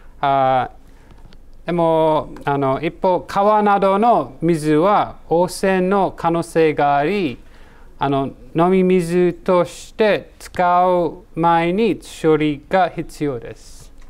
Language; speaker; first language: Japanese; non-native, learner; English